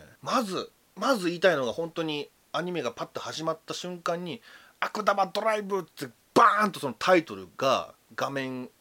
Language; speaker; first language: Japanese; native; Japanese